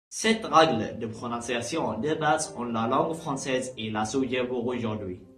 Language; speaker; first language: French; non-native, learner; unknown